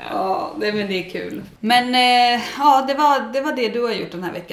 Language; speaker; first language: Swedish; native; Swedish